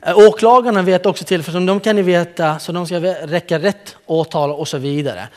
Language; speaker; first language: Swedish; early bilingual, other home language; Central Kurdish